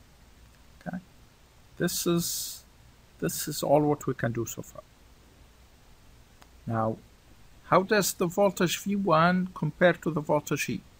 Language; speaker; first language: English; non-native, fluent; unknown